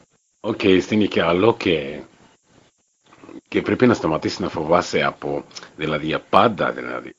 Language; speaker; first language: Greek; non-native, learner; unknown